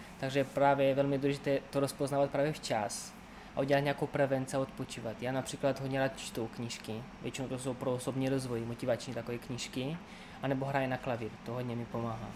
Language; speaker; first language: Czech; non-native, fluent; Romanian